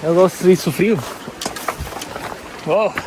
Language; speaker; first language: Portuguese; early bilingual, heritage; English